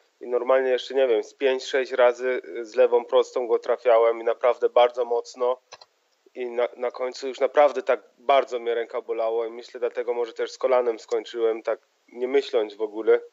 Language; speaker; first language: Polish; early bilingual, heritage; Polish